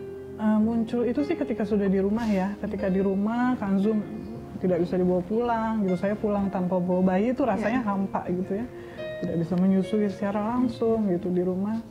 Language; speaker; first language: Indonesian; native; Indonesian